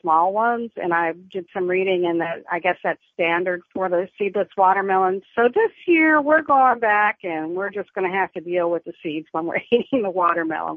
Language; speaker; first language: English; native; English